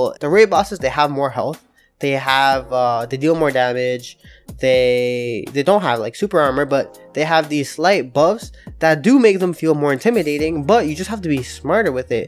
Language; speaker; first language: English; native; English